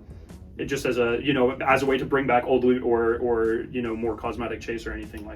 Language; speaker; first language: English; native; English